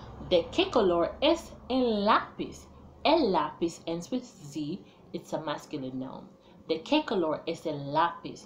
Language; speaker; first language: Spanish; non-native, learner; English